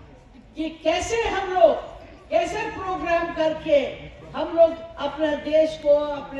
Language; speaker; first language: Hindi; non-native, local second language; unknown